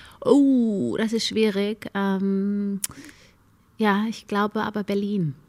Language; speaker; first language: German; early bilingual, other home language; Amharic